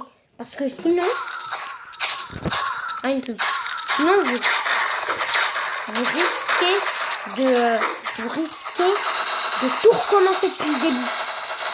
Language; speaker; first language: French; native; French